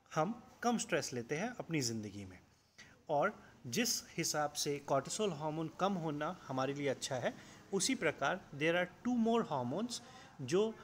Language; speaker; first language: Hindi; non-native, local second language; Assamese